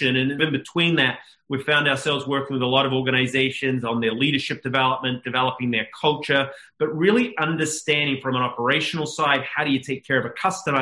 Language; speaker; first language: English; native; English